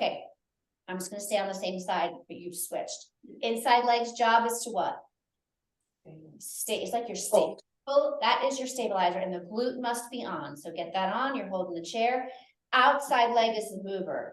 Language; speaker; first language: English; native; English